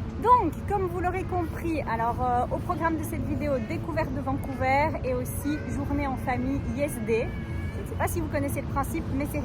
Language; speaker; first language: French; native; French